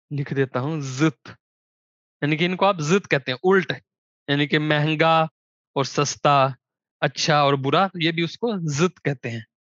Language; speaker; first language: Urdu; non-native, local second language; Punjabi